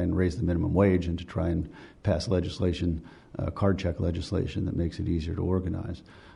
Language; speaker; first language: English; native; English